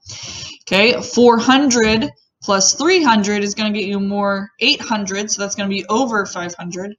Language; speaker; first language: English; native; English